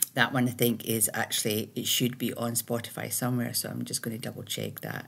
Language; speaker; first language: English; native; English